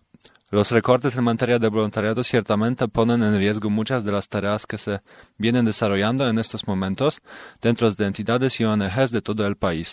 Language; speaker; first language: Spanish; native; Spanish